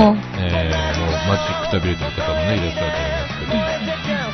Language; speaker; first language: Japanese; native; Japanese